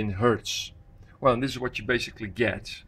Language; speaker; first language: English; non-native, fluent; Dutch